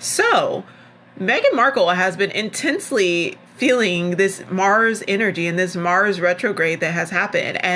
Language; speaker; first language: English; native; English